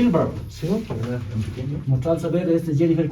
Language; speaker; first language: Spanish; native; Spanish